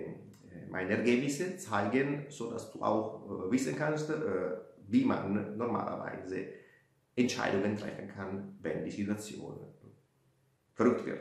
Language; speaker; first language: German; non-native, fluent; Italian